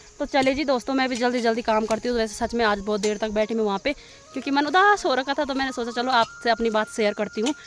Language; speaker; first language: Hindi; non-native, local second language; Garhwali